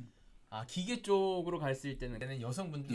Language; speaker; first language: Korean; native; Korean